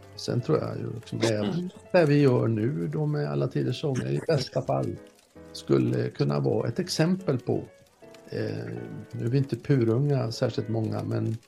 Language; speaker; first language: Swedish; native; Swedish